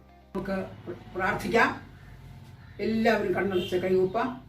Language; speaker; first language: Malayalam; native; Malayalam